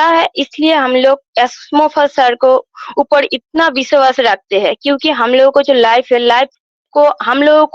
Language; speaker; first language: Hindi; non-native, local second language; Bangla